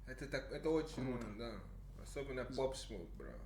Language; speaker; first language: Russian; non-native, learner; English